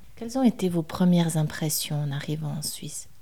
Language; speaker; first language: French; native; French